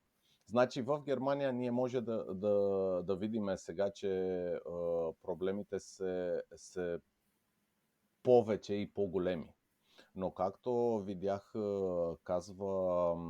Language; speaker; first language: Bulgarian; non-native, fluent; Romanian